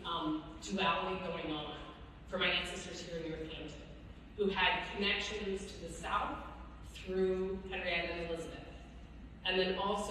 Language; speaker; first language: English; native; English